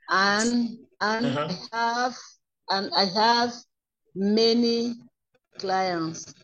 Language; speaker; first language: English; non-native, learner; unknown